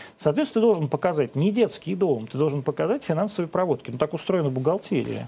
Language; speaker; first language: Russian; native; Russian